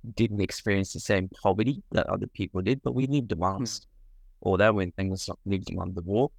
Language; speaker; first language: English; early bilingual, other home language; Sinhala